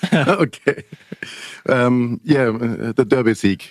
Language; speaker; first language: English; non-native, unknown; German